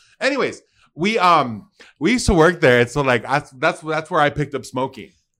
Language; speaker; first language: English; early bilingual, other home language; Spanish